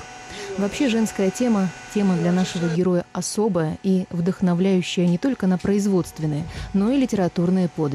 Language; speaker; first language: Russian; native; Russian